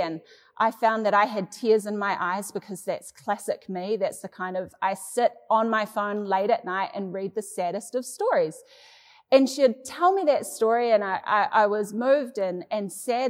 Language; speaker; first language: English; native; English